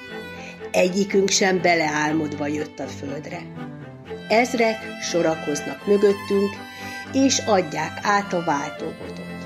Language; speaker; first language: Hungarian; native; Hungarian